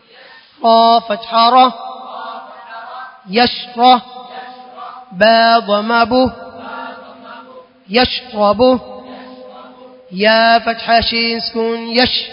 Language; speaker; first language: Arabic; non-native, learner; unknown